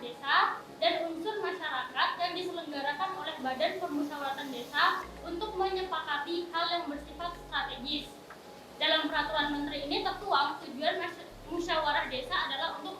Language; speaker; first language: Indonesian; native; Indonesian